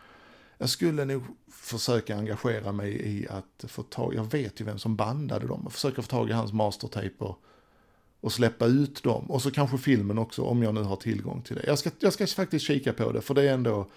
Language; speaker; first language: Swedish; native; Swedish